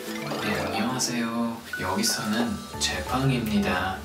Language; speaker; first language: Korean; non-native, learner; Portuguese